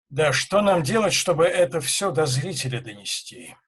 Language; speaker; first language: Russian; native; Russian